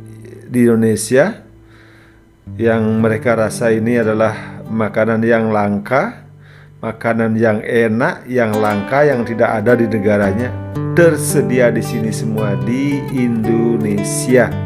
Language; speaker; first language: Indonesian; native; Indonesian